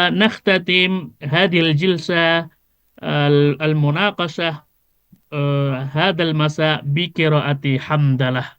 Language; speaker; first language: Arabic; non-native, fluent; Indonesian